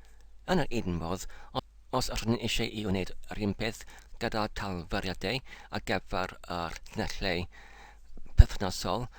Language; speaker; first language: Welsh; non-native, learner; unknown